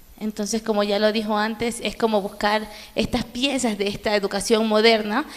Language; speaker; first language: Spanish; native; Spanish